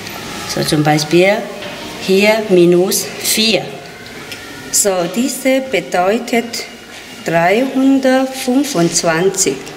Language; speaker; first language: German; non-native, learner; Chinese